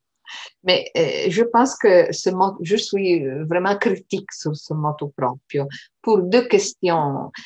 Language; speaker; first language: French; non-native, fluent; Italian